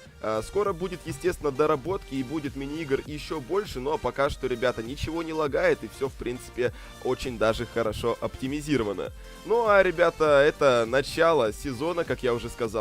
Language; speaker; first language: Russian; native; Russian